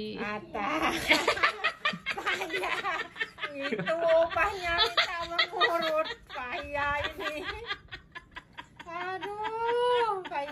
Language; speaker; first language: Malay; non-native, learner; Indonesian